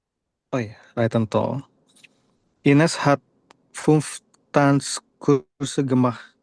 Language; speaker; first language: German; non-native, learner; Indonesian